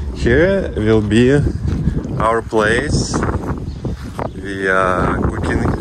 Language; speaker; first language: English; non-native, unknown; Russian